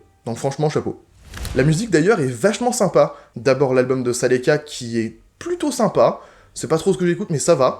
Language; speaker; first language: French; native; French